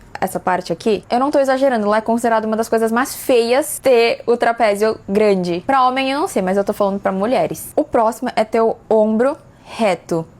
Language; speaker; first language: Portuguese; native; Portuguese